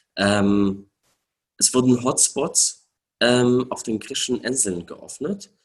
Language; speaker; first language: German; non-native, fluent; Arabic